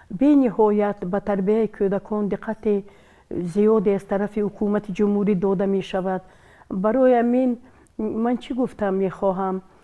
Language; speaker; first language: Tajik; non-native, local second language; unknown